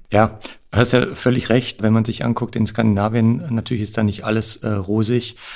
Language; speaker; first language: German; native; German